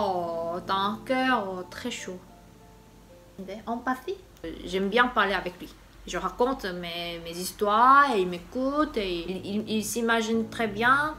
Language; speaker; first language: French; non-native, fluent; Korean